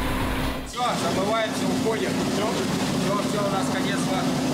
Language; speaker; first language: Russian; native; Russian